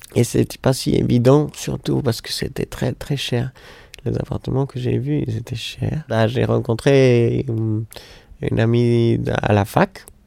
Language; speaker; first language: French; non-native, fluent; Spanish